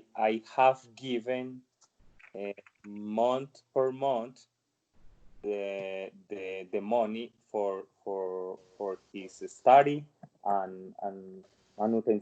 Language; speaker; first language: English; non-native, learner; Spanish